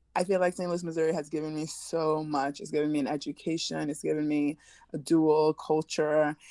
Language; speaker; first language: English; early bilingual, other home language; French